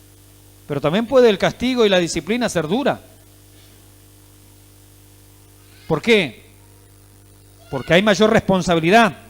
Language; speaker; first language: Spanish; native; Spanish